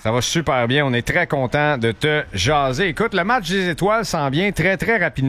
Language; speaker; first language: French; native; French